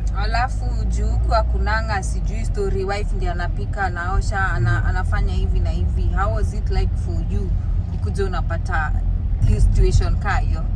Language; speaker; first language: Swahili; native; Swahili